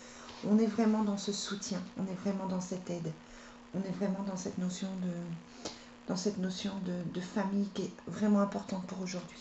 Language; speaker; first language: French; native; French